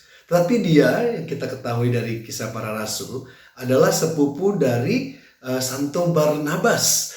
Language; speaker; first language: Indonesian; native; Indonesian